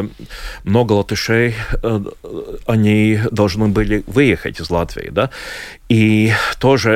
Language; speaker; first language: Russian; non-native, local second language; Latvian